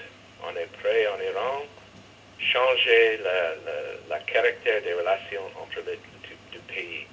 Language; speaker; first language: French; non-native, learner; English